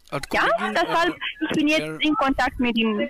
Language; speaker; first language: German; non-native, learner; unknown